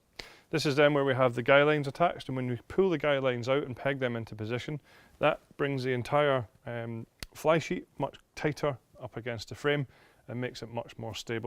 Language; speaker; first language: English; native; English